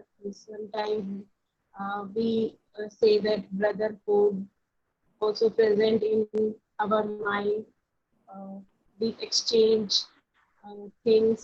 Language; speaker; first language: English; non-native, learner; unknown